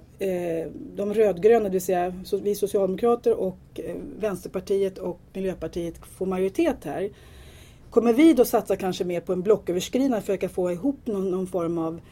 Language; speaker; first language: Swedish; native; Swedish